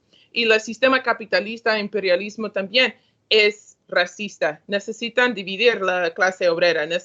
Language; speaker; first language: Spanish; non-native, learner; English